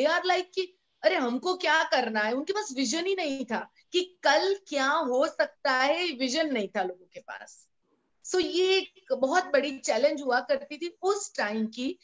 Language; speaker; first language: Hindi; non-native, local second language; Gujarati